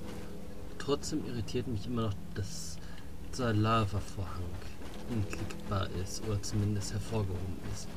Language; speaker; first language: German; native; German